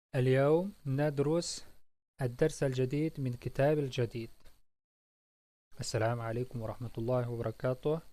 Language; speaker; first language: Arabic; non-native, fluent; Uzbek